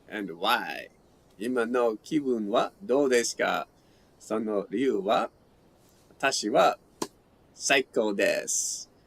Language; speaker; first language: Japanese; non-native, learner; English